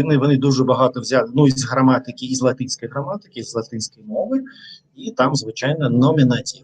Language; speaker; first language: Ukrainian; non-native, learner; Russian